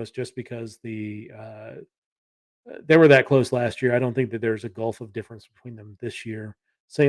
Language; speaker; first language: English; native; English